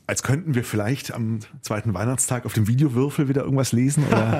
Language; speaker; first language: German; native; German